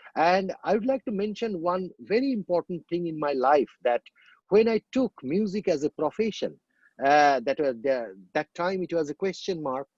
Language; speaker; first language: English; non-native, local second language; Bangla